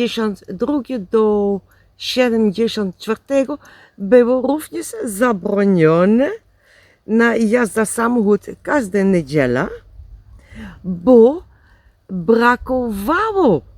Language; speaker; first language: Polish; non-native, learner; Dutch